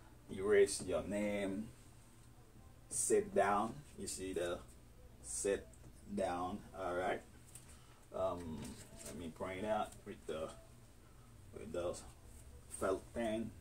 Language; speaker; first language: English; non-native, fluent; Haitian Creole